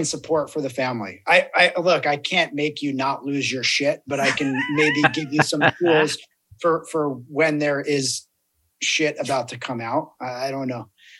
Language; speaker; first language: English; native; English